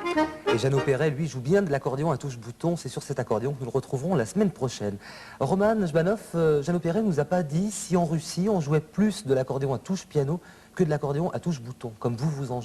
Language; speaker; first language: French; native; French